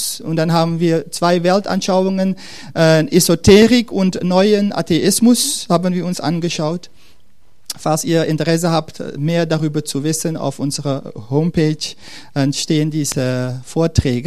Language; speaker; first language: German; non-native, fluent; Dutch